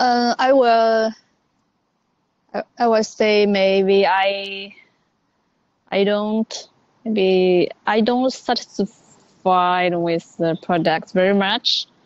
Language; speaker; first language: English; non-native, learner; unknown